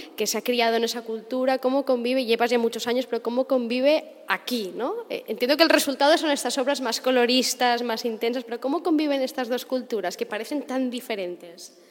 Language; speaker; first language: Spanish; non-native, local second language; Catalan